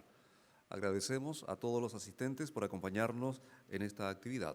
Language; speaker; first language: Spanish; native; Spanish